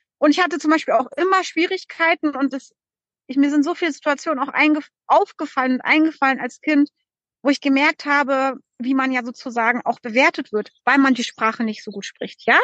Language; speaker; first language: German; early bilingual, other home language; Polish